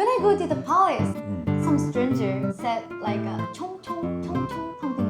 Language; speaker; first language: English; non-native, fluent; Japanese